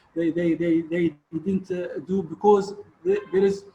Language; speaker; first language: English; non-native, learner; Arabic